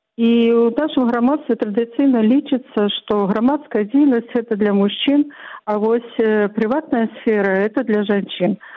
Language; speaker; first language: Belarusian; non-native, local second language; Russian